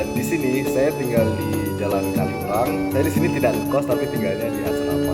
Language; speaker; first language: Indonesian; non-native, local second language; Malay